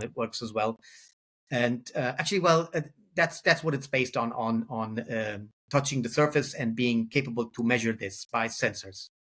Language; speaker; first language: English; non-native, fluent; German